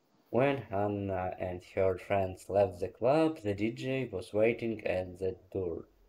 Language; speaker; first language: English; non-native, learner; Ukrainian